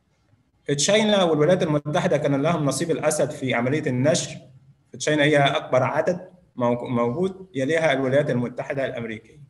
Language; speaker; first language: Arabic; native; Arabic